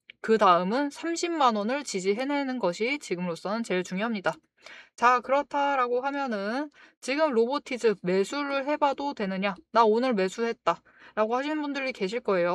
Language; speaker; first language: Korean; native; Korean